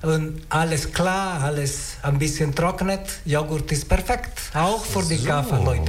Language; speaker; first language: German; non-native, learner; Italian